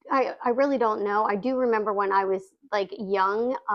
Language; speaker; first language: English; native; English